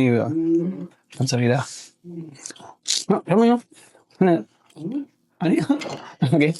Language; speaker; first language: Korean; non-native, learner; Nepali